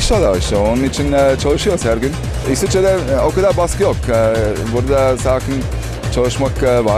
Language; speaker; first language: Turkish; early bilingual, heritage; Turkish